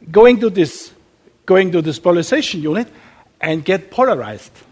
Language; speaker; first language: English; non-native, learner; German